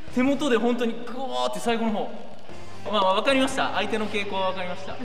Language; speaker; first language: Japanese; native; Japanese